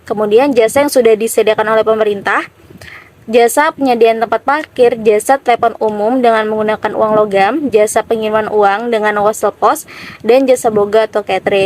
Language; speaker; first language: Indonesian; native; Indonesian